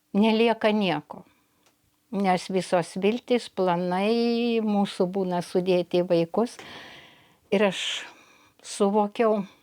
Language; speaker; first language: Lithuanian; native; Lithuanian